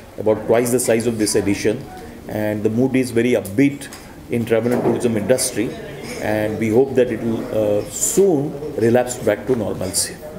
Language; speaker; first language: English; non-native, local second language; Hindi